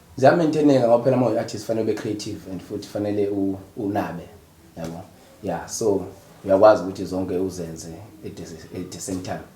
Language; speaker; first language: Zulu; native; Zulu